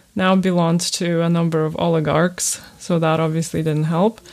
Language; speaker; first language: English; early bilingual, other home language; Ukrainian